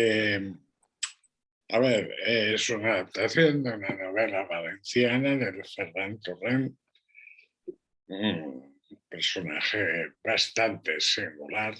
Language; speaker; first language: Spanish; non-native, local second language; Catalan